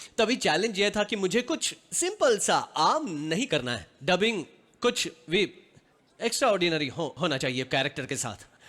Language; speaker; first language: Hindi; non-native, local second language; Gujarati